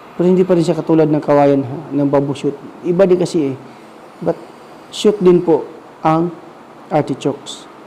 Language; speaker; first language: Filipino; non-native, local second language; Cebuano